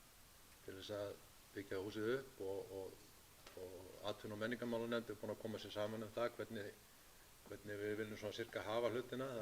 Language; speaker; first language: Icelandic; native; Icelandic